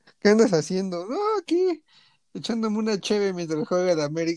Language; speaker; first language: Spanish; native; Spanish